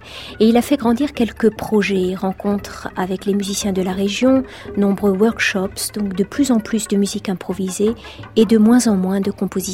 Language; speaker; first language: French; native; French